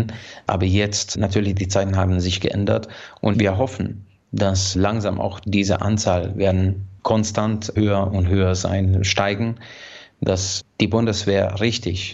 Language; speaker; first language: German; non-native, fluent; Hungarian